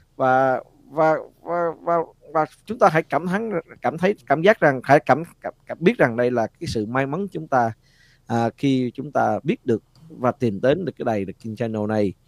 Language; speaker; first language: Vietnamese; early bilingual, heritage; Vietnamese